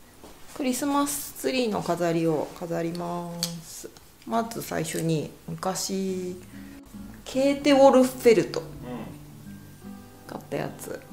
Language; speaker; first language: Japanese; native; Japanese